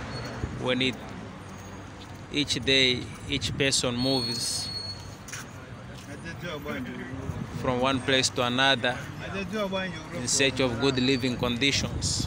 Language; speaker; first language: English; non-native, fluent; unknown